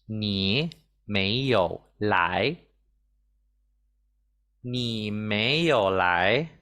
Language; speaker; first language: Chinese; non-native, fluent; Spanish